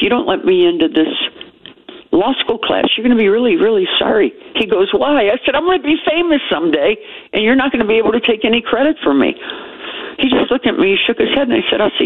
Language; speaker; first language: English; native; English